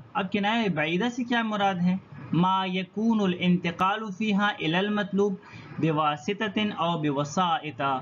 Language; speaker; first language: Urdu; non-native, local second language; Pashto